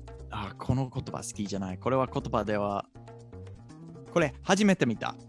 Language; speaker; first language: Japanese; non-native, fluent; English